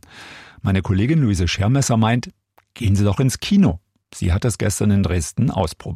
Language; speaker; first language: German; native; German